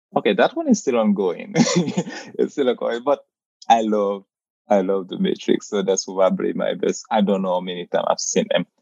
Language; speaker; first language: English; non-native, fluent; Haitian Creole